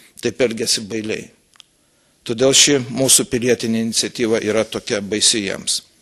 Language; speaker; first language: Lithuanian; native; Lithuanian